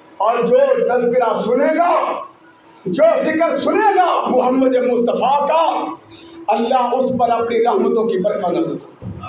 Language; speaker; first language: Urdu; non-native, local second language; Punjabi